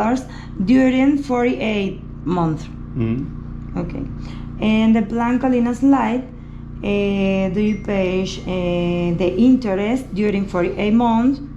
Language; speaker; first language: English; non-native, learner; Spanish